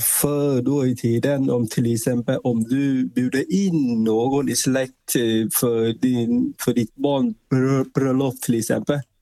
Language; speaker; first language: Swedish; non-native, fluent; Vietnamese